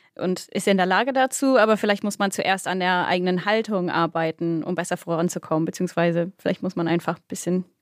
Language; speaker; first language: German; non-native, fluent; English